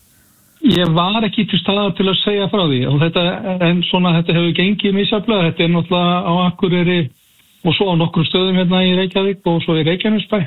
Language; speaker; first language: Icelandic; native; Icelandic